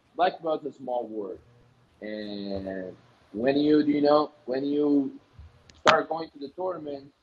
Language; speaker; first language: English; non-native, fluent; Portuguese